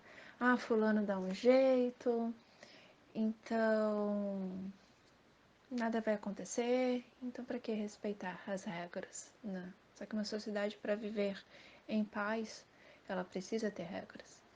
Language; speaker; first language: Portuguese; native; Portuguese